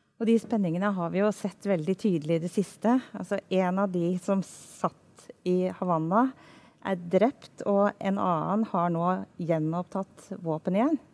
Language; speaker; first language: Norwegian; native; Norwegian